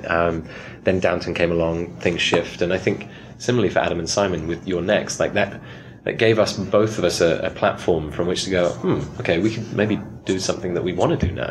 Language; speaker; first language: English; native; English